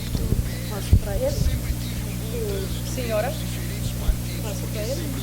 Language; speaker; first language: Portuguese; non-native, fluent; English